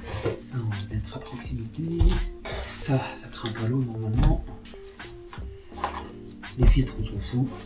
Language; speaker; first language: French; native; French